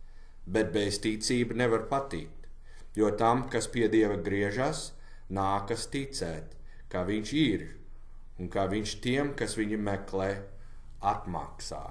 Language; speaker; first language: Latvian; non-native, learner; English